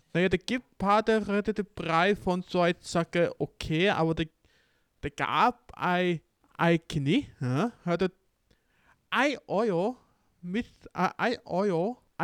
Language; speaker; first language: German; non-native, learner; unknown